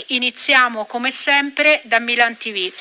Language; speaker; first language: Italian; native; Italian